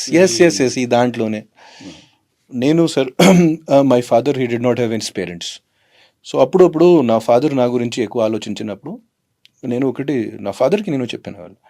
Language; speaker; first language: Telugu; non-native, fluent; Hindi